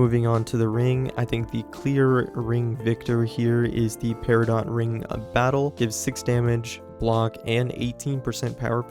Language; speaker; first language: English; native; English